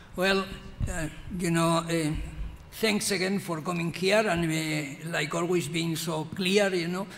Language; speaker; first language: English; non-native, fluent; Spanish